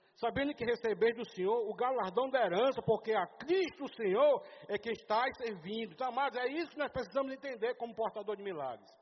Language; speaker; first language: Portuguese; native; Portuguese